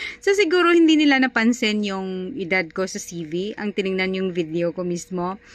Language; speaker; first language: Filipino; non-native, local second language; Hiligaynon